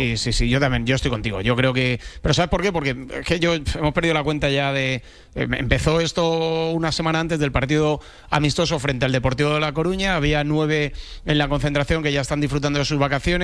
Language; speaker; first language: Spanish; native; Spanish